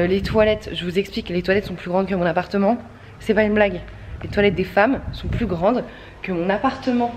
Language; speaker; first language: French; native; French